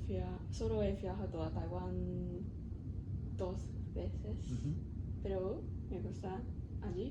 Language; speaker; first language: Spanish; non-native, learner; Cantonese